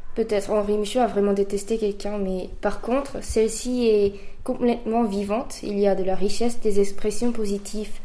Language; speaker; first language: French; early bilingual, other home language; Korean